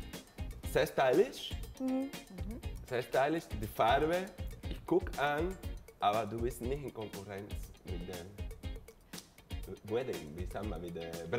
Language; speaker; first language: German; non-native, fluent; Spanish